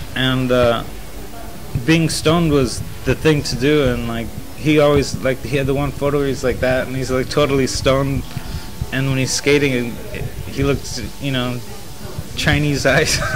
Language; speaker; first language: English; native; English